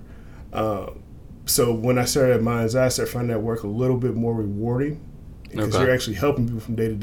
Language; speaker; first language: English; native; English